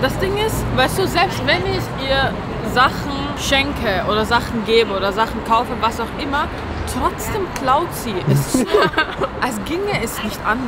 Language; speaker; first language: German; early bilingual, other home language; Persian